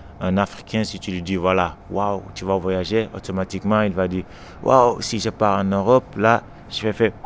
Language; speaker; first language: French; non-native, local second language; Wolof